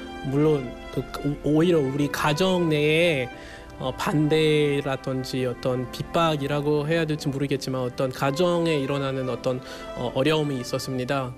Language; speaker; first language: Korean; non-native, fluent; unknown